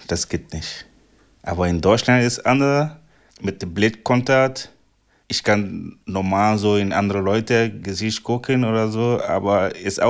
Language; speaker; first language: German; non-native, learner; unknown